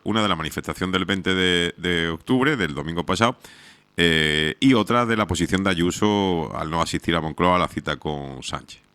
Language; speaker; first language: Spanish; native; Spanish